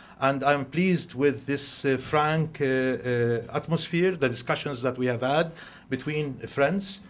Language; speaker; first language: English; non-native, fluent; Arabic